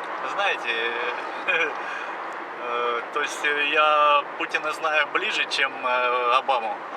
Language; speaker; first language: Russian; native; Russian